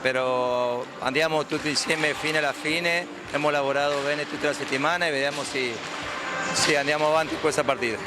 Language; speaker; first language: Italian; non-native, fluent; Spanish